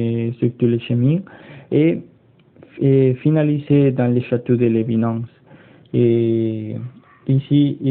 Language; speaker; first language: French; non-native, learner; Spanish